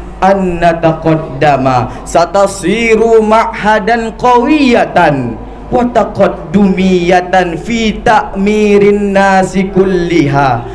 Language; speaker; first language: Arabic; non-native, learner; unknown